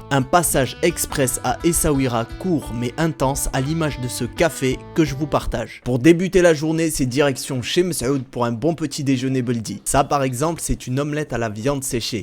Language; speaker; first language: French; native; French